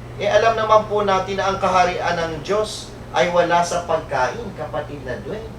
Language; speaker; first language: Filipino; native; Filipino